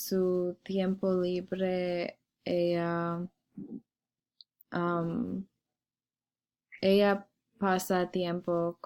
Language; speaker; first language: Spanish; non-native, learner; English